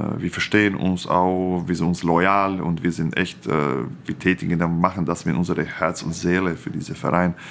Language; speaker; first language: German; non-native, fluent; Croatian